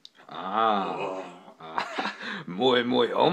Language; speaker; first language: Spanish; non-native, learner; English